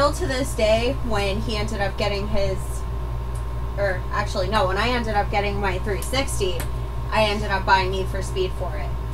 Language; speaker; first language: English; native; English